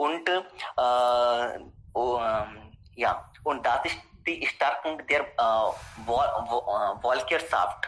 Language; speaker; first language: German; non-native, learner; Hindi